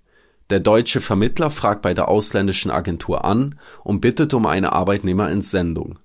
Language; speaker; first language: German; native; German